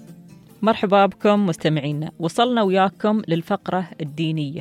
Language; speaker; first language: Arabic; native; Arabic